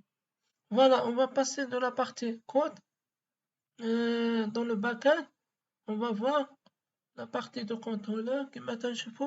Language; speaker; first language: French; non-native, local second language; Arabic